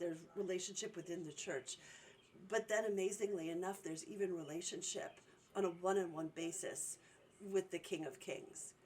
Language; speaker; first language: English; native; English